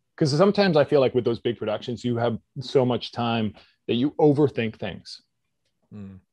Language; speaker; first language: English; native; English